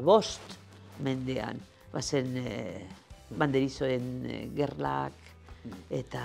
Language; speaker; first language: Basque; non-native, local second language; Spanish